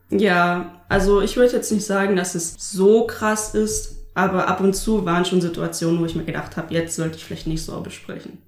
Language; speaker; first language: German; non-native, local second language; Upper Sorbian